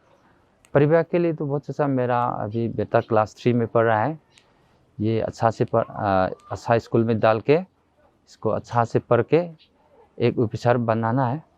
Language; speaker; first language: Hindi; non-native, local second language; Manipuri